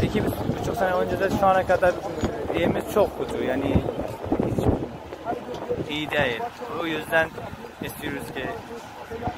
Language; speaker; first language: Turkish; non-native, learner; Persian